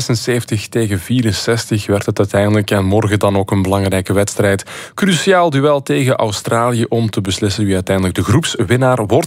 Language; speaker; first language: Dutch; native; Dutch